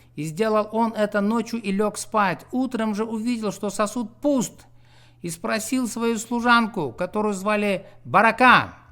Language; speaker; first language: Russian; non-native, local second language; Kyrgyz